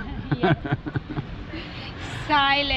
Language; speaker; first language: English; non-native, learner; Spanish